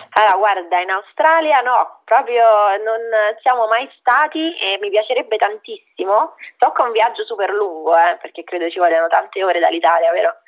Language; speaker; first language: Italian; native; Italian